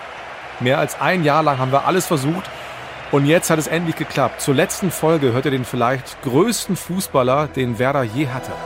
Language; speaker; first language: German; native; German